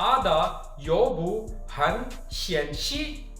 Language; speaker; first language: Chinese; non-native, fluent; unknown